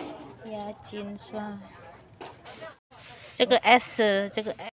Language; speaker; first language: Chinese; non-native, learner; Indonesian